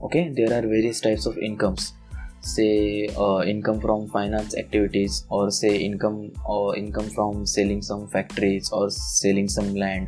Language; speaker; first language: English; non-native, local second language; Marathi